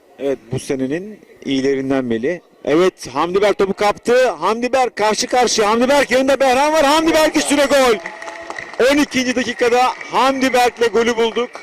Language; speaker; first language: Turkish; native; Turkish